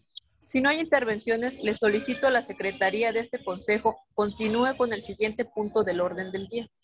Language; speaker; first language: Spanish; native; Spanish